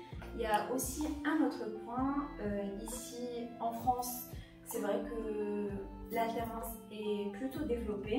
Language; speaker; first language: French; non-native, local second language; Arabic